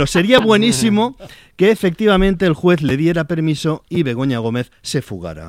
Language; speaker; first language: Spanish; native; Spanish